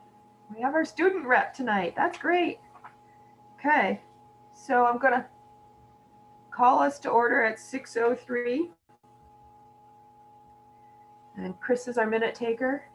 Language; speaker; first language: English; native; English